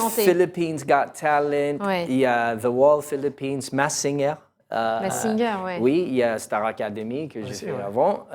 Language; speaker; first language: French; non-native, learner; English